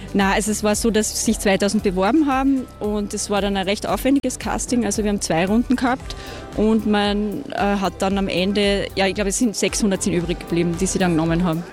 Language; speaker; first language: German; native; German